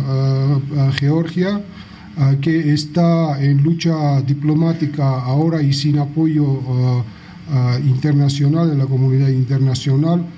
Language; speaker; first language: Spanish; non-native, fluent; Georgian